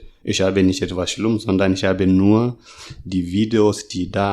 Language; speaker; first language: German; non-native, learner; Masai